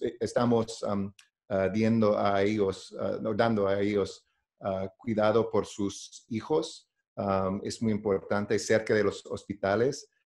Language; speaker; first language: Spanish; non-native, learner; English